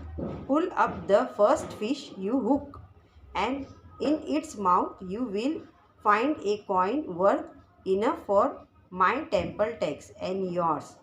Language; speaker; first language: English; non-native, local second language; Hindi